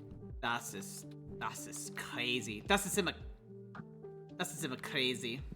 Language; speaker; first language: German; non-native, learner; English